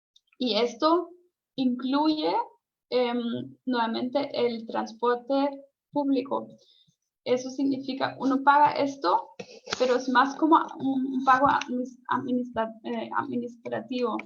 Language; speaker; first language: Spanish; non-native, fluent; German